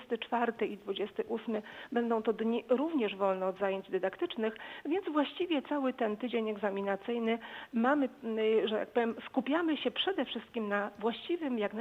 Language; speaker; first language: Polish; native; Polish